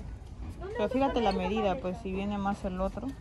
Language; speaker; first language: Spanish; native; Spanish